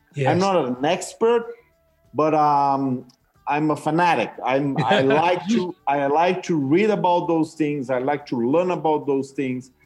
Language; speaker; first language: English; non-native, fluent; Portuguese